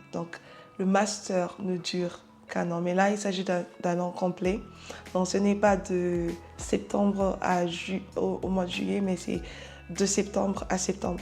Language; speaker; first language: French; non-native, local second language; Lingala